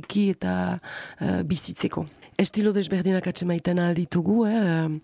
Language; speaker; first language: Basque; native; Basque